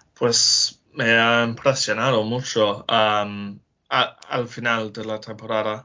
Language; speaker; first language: Spanish; non-native, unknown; English